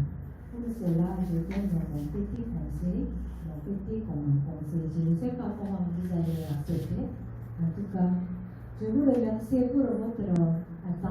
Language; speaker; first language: French; non-native, learner; Korean